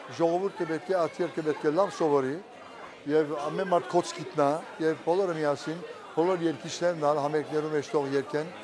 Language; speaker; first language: Armenian; early bilingual, heritage; Armenian